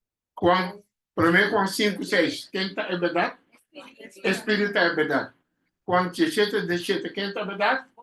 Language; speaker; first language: Portuguese; non-native, learner; Papiamento